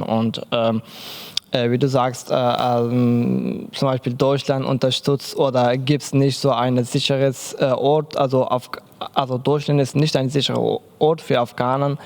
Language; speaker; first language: German; non-native, learner; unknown